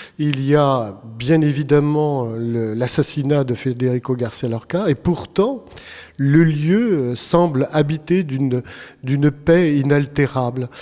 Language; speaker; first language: French; native; French